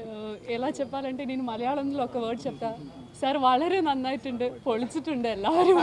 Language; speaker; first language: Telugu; non-native, learner; Malayalam